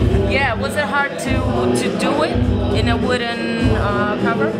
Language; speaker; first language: English; non-native, fluent; Polish